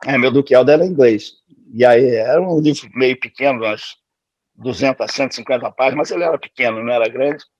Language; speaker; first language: Portuguese; native; Portuguese